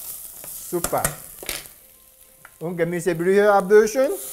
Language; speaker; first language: German; non-native, learner; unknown